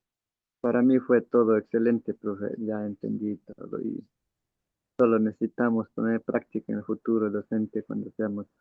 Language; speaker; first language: Spanish; non-native, local second language; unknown